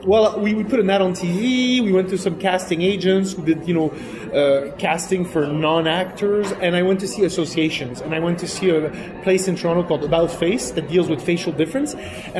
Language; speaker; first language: English; non-native, fluent; French